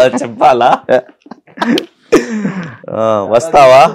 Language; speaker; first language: Telugu; non-native, learner; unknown